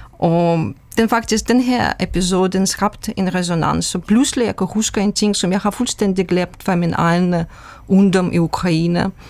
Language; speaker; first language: Danish; non-native, fluent; Russian